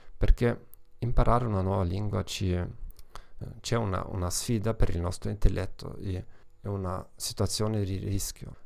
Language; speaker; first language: Italian; non-native, fluent; German